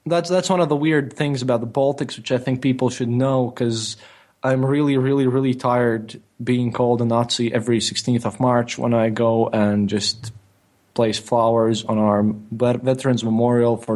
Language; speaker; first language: English; non-native, fluent; Latvian